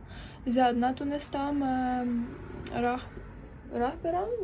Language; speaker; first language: Persian; non-native, learner; Ukrainian